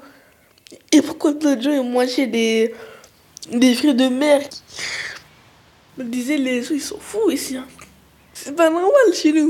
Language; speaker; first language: French; early bilingual, other home language; Arabic